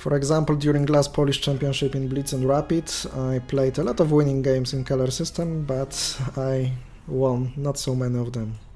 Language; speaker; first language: English; non-native, fluent; Polish